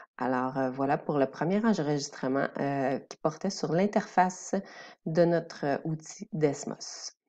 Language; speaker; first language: French; native; French